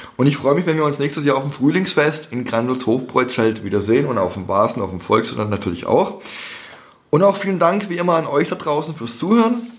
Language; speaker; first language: German; native; German